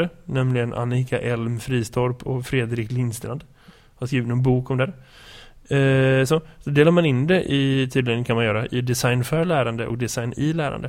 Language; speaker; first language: Swedish; native; Swedish